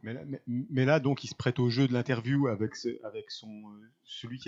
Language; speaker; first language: French; native; French